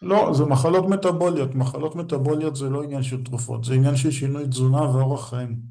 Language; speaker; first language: Hebrew; native; Hebrew